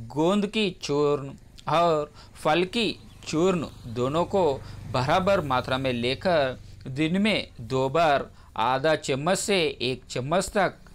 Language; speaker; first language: Hindi; non-native, local second language; Telugu